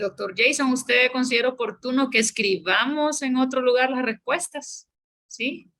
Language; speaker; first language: Spanish; native; Spanish